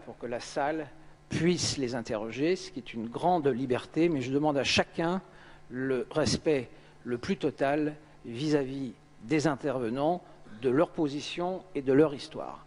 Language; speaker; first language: French; native; French